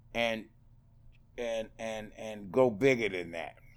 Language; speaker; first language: English; native; English